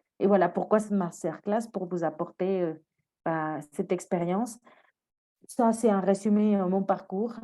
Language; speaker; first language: French; non-native, fluent; Spanish